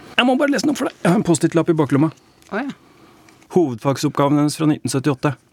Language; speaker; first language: Norwegian; native; Norwegian